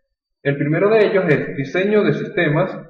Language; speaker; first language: Spanish; native; Spanish